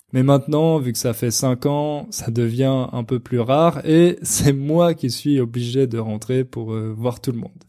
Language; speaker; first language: French; native; French